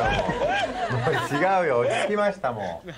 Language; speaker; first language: Japanese; native; Japanese